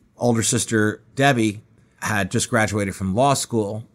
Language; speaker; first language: English; native; English